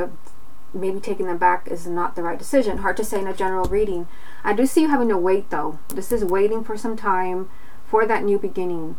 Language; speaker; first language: English; native; English